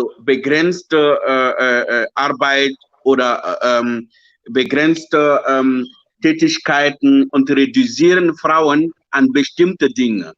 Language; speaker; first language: German; non-native, fluent; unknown